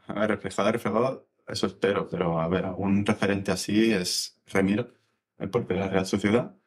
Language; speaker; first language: Spanish; native; Spanish